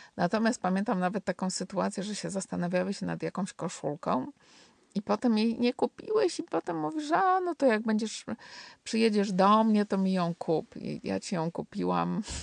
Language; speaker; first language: Polish; native; Polish